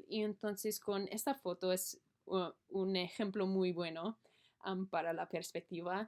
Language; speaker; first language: Spanish; non-native, learner; English